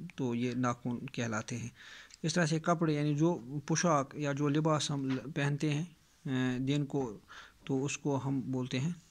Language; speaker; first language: Urdu; non-native, local second language; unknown